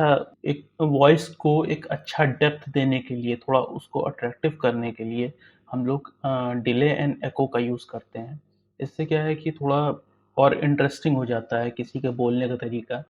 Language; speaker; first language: Hindi; native; Hindi